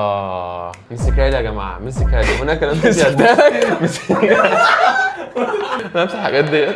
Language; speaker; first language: Arabic; native; Arabic